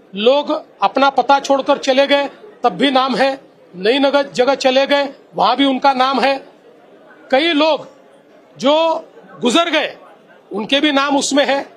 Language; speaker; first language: Hindi; non-native, local second language; Marathi